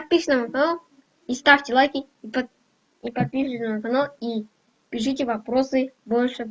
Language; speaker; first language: Russian; non-native, local second language; Kazakh